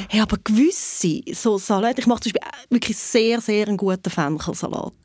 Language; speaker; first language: German; native; German